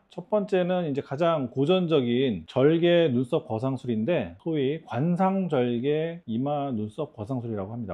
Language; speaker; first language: Korean; native; Korean